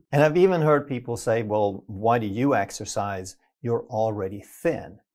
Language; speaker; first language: English; non-native, fluent; Swedish